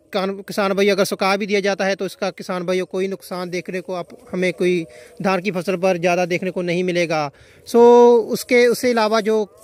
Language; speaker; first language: Hindi; non-native, local second language; Punjabi